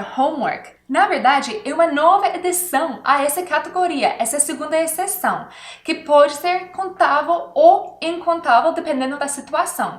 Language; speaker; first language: Portuguese; non-native, fluent; English